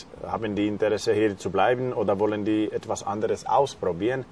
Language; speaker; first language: German; non-native, fluent; Slovak